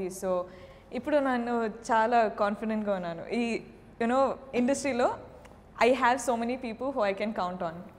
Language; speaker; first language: Telugu; non-native, learner; Kannada